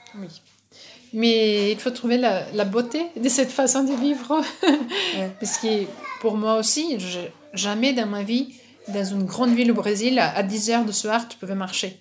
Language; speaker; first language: French; non-native, fluent; Portuguese